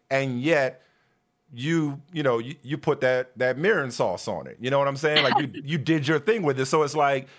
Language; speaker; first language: English; native; English